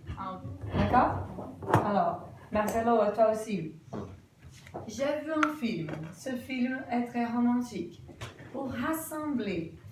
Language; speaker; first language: French; non-native, fluent; Portuguese